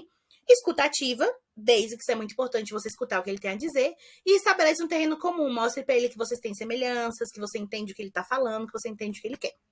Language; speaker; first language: Portuguese; native; Portuguese